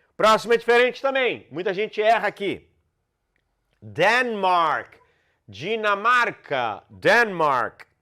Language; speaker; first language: Portuguese; non-native, fluent; English